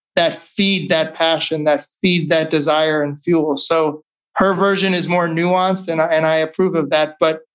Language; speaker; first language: English; native; English